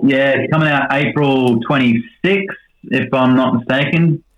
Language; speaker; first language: English; native; English